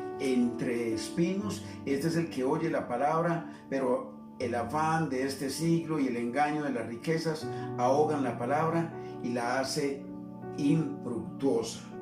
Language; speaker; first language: Spanish; native; Spanish